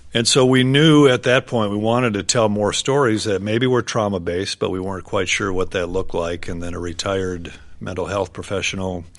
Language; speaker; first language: English; native; English